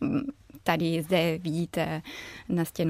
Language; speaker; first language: Czech; early bilingual, heritage; German